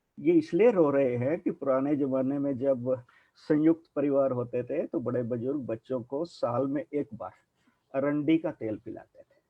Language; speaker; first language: Hindi; non-native, local second language; Punjabi